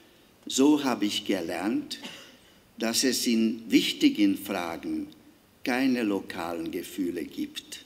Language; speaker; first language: German; non-native, fluent; Hungarian